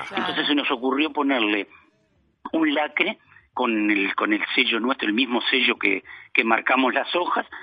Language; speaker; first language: Spanish; native; Spanish